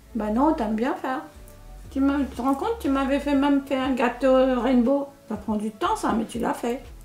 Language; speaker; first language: French; non-native, local second language; Morisyen